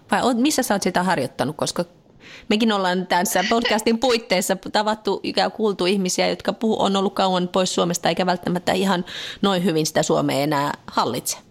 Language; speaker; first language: Finnish; native; Finnish